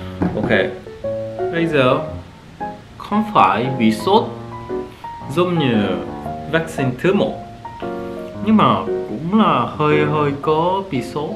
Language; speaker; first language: Vietnamese; non-native, learner; Korean